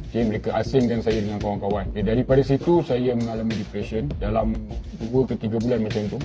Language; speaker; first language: Malay; native; Malay